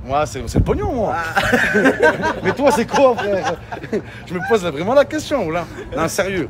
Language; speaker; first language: French; native; French